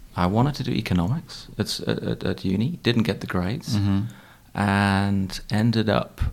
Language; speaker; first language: English; native; English